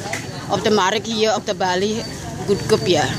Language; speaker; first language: Dutch; non-native, learner; Indonesian